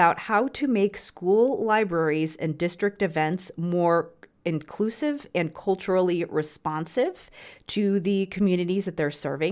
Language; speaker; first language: English; native; English